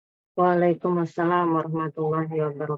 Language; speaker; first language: Indonesian; native; Indonesian